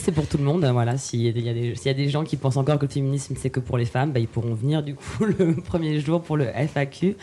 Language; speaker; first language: French; native; French